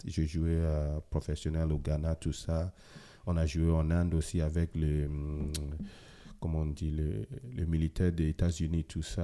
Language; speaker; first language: French; non-native, fluent; Ewe